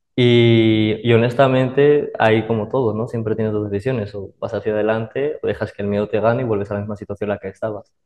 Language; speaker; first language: Spanish; early bilingual, other home language; Arabic